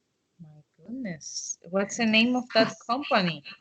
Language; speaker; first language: English; non-native, fluent; Spanish